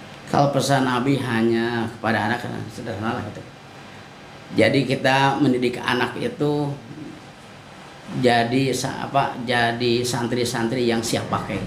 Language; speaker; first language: Indonesian; non-native, local second language; Sundanese